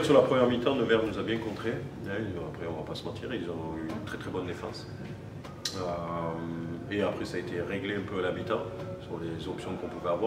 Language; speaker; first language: French; native; French